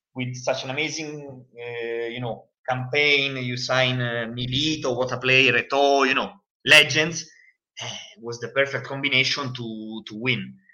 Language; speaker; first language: English; non-native, fluent; Italian